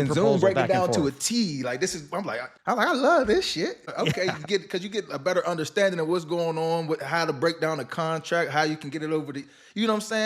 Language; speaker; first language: English; native; English